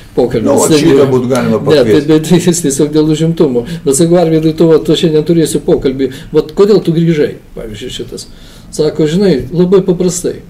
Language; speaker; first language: Lithuanian; native; Lithuanian